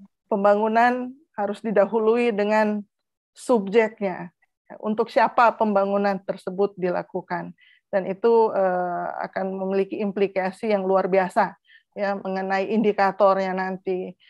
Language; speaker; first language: Indonesian; native; Indonesian